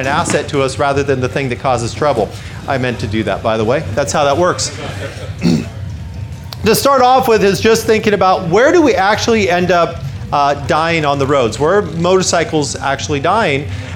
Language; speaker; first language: English; native; English